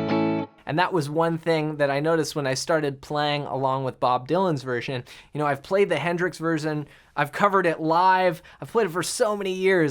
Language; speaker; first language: English; native; English